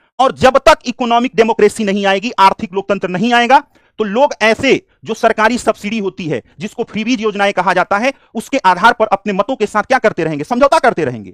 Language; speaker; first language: Hindi; native; Hindi